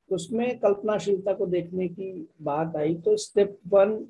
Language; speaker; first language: Hindi; native; Hindi